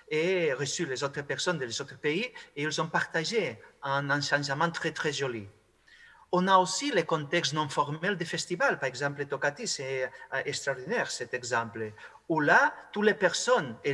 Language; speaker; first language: French; non-native, fluent; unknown